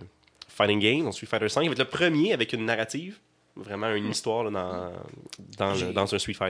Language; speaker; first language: French; native; French